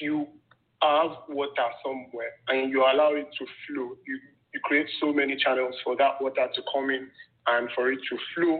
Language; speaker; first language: English; non-native, local second language; Yoruba